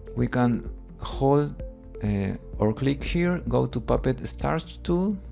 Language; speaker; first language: English; non-native, fluent; Spanish